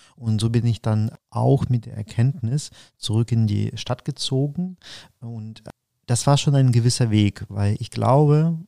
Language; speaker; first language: German; non-native, fluent; Ukrainian